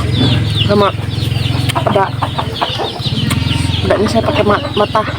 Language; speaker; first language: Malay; non-native, local second language; Sundanese